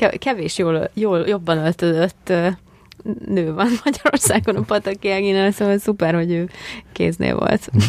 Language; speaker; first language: Hungarian; native; Hungarian